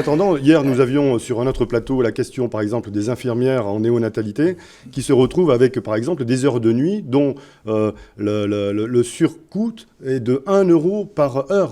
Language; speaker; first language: French; native; French